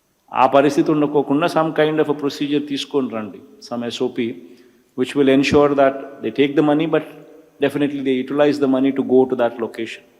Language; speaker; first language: English; non-native, local second language; Telugu